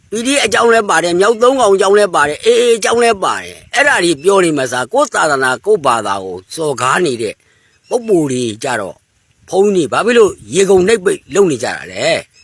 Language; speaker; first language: Burmese; native; Burmese